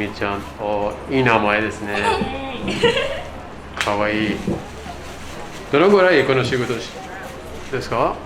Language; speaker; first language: Japanese; non-native, learner; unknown